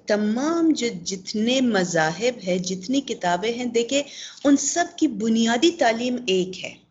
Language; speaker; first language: Urdu; non-native, local second language; Pashto